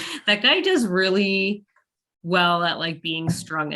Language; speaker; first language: English; native; English